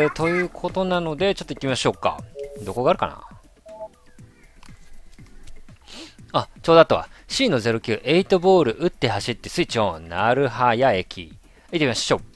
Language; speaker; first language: Japanese; native; Japanese